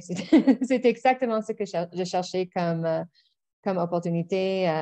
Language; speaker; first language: French; non-native, local second language; English